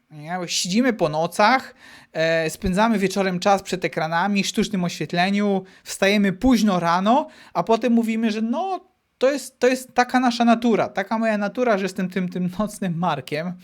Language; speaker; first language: Polish; native; Polish